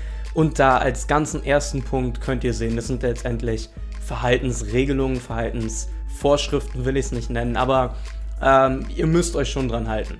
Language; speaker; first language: German; native; German